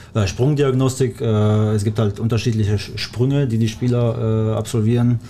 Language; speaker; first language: German; early bilingual, other home language; Albanian